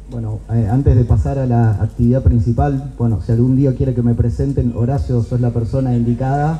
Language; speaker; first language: Spanish; native; Spanish